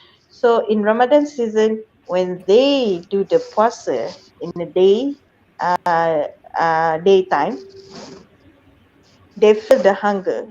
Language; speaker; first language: English; non-native, fluent; Malay